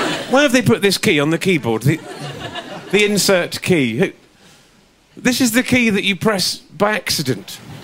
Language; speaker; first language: English; native; English